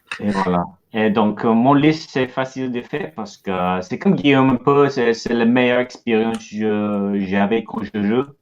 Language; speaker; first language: French; non-native, learner; English